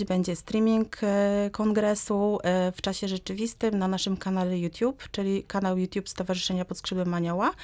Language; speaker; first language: Polish; native; Polish